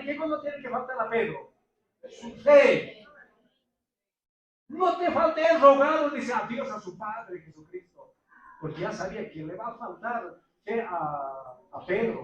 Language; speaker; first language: Spanish; non-native, local second language; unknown